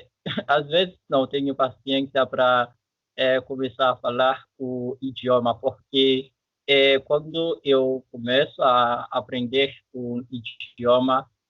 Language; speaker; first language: Portuguese; non-native, fluent; French